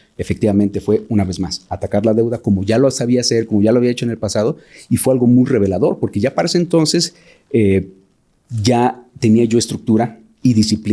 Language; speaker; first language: Spanish; native; Spanish